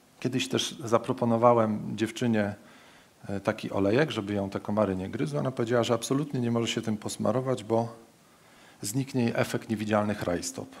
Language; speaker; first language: Polish; native; Polish